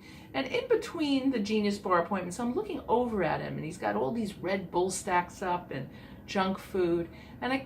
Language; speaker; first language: English; native; English